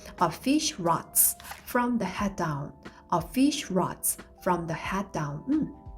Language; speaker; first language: English; non-native, fluent; Korean